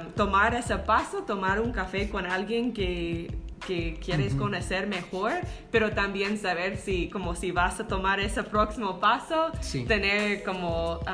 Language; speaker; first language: Spanish; non-native, fluent; English